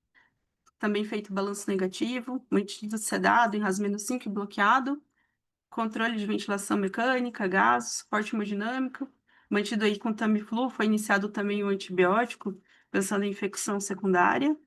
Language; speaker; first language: Portuguese; native; Portuguese